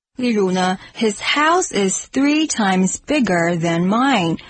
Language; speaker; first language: English; non-native, fluent; Chinese